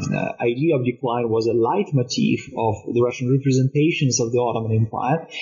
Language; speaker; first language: English; non-native, fluent; Romanian